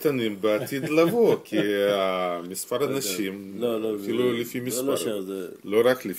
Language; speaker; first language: Hebrew; non-native, fluent; Russian